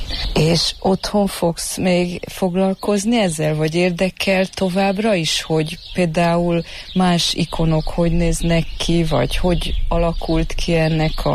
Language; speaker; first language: Hungarian; native; Hungarian